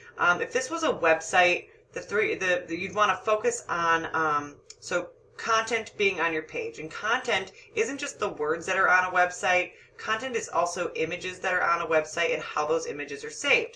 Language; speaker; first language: English; native; English